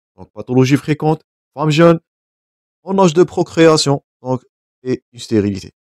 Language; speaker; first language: French; non-native, local second language; Arabic